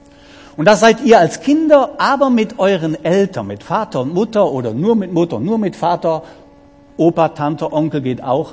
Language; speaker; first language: German; native; German